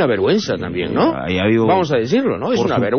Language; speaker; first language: Spanish; native; Spanish